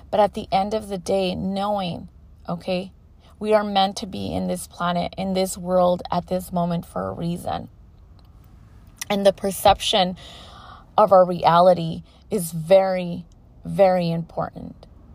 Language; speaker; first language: English; early bilingual, other home language; Spanish